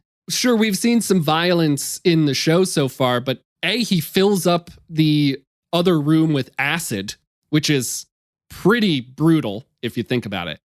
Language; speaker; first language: English; native; English